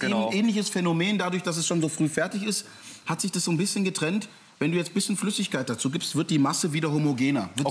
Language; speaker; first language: German; native; German